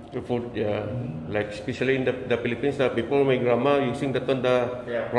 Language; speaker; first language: English; non-native, learner; Filipino